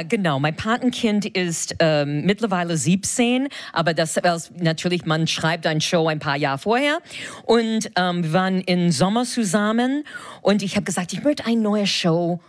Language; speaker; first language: German; non-native, fluent; English